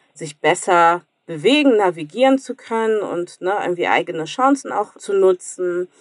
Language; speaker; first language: German; native; German